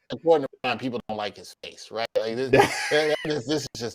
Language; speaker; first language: English; native; English